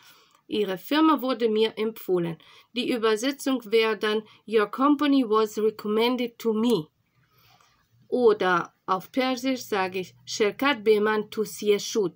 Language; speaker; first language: German; non-native, fluent; Russian